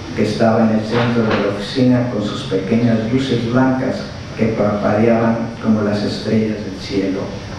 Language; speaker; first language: Spanish; early bilingual, heritage; Spanish